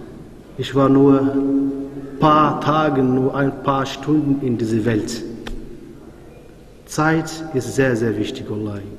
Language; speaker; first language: German; non-native, fluent; Arabic